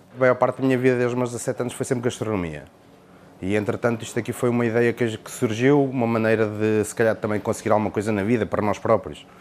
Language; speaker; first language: Portuguese; native; Portuguese